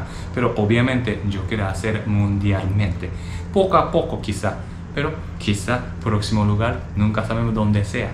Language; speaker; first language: Spanish; non-native, learner; Japanese